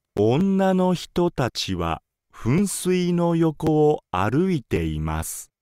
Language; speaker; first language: Japanese; native; Japanese